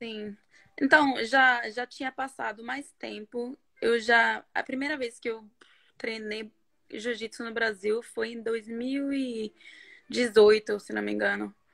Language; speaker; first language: Portuguese; non-native, fluent; Norwegian